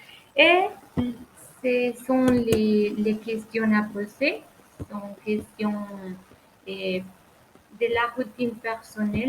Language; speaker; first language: French; non-native, learner; Spanish